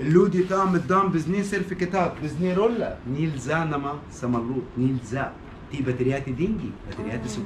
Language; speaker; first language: Russian; non-native, learner; Arabic